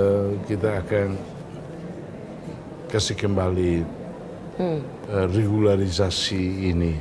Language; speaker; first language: Indonesian; non-native, fluent; Tetum